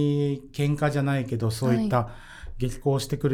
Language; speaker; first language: Japanese; native; Japanese